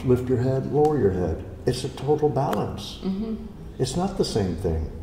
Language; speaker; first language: English; native; English